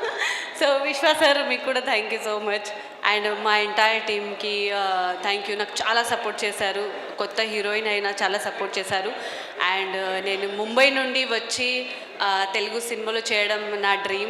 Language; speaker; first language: Telugu; non-native, fluent; Marathi